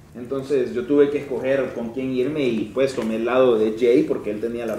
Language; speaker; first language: Spanish; native; Spanish